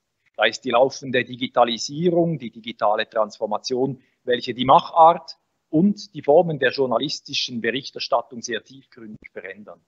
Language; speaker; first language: German; native; German